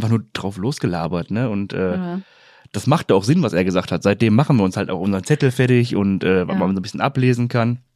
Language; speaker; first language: German; native; German